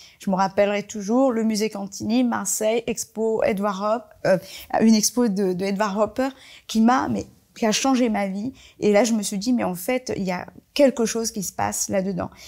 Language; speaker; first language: French; early bilingual, other home language; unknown